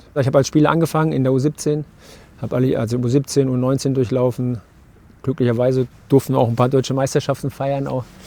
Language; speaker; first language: German; native; German